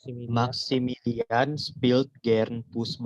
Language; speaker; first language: German; non-native, learner; Indonesian